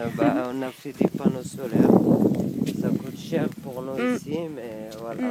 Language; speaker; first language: French; non-native, local second language; Arabic